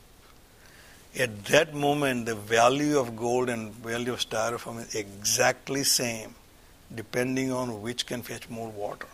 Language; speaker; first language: English; non-native, local second language; Gujarati